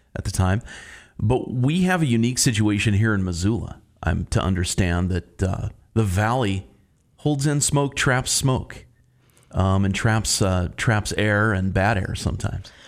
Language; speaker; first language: English; native; English